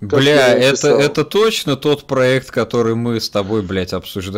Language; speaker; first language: Russian; native; Russian